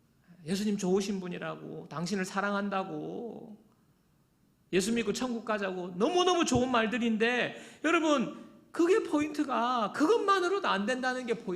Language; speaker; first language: Korean; native; Korean